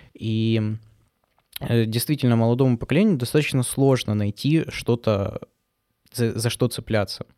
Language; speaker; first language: Russian; native; Russian